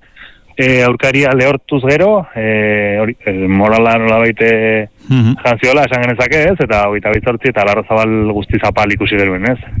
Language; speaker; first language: Basque; native; Basque